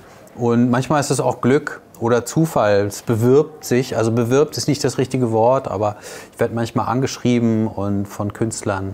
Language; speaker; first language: German; native; German